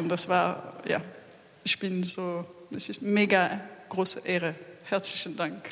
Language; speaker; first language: German; non-native, fluent; French